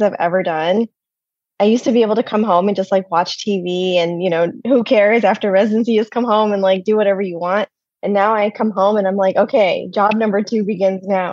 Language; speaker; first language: English; native; English